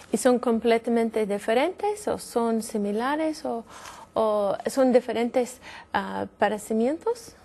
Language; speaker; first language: Spanish; non-native, fluent; English